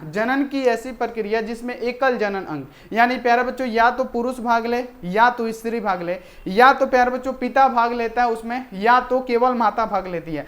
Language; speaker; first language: Hindi; native; Hindi